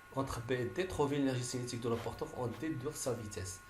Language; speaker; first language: French; non-native, local second language; Arabic